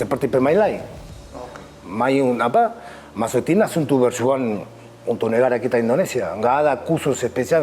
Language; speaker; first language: Indonesian; non-native, fluent; Spanish